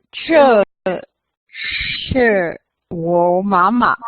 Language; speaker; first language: Chinese; non-native, learner; English